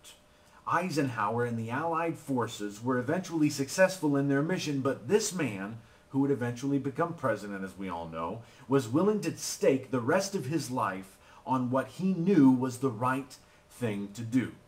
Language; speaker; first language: English; native; English